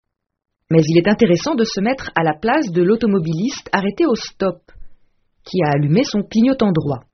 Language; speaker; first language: French; native; French